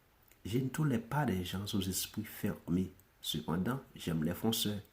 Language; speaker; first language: French; non-native, local second language; Haitian Creole